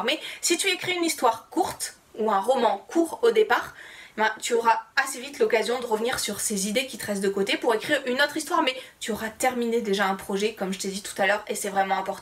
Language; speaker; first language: French; native; French